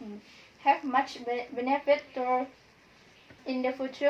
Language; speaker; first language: English; non-native, learner; Indonesian